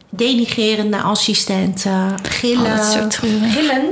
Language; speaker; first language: Dutch; early bilingual, other home language; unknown